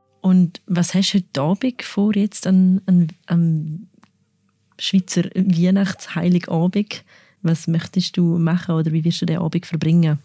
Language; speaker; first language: German; native; German